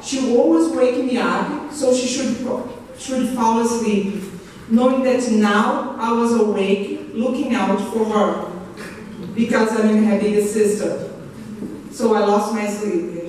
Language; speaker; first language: English; non-native, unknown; Portuguese